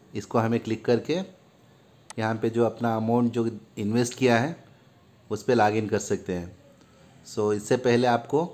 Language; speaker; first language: Hindi; non-native, local second language; Urdu